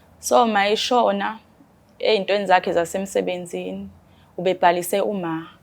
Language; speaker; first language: Zulu; native; Zulu